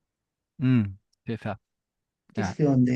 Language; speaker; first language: French; non-native, fluent; Japanese